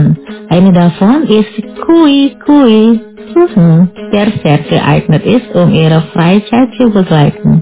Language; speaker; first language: German; non-native, fluent; Indonesian